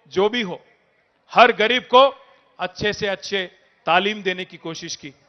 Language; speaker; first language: Hindi; non-native, local second language; Telugu